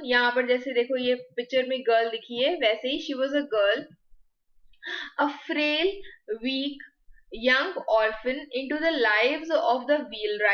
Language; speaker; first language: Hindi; native; Hindi